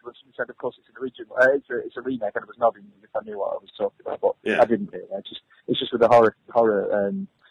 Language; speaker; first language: English; native; English